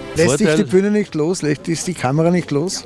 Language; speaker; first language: German; native; German